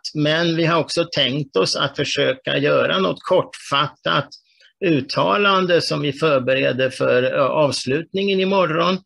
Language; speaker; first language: Swedish; native; Swedish